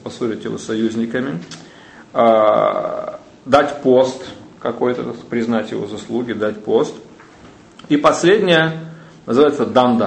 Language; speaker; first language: Russian; native; Russian